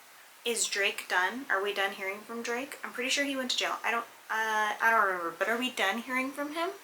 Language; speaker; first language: English; native; English